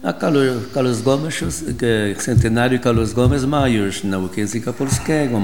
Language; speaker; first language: Polish; early bilingual, heritage; Polish